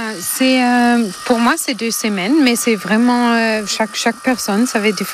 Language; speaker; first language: French; non-native, learner; German